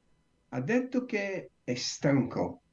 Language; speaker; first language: Italian; non-native, learner; English